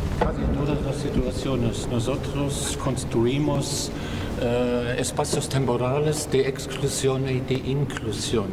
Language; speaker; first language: Spanish; non-native, fluent; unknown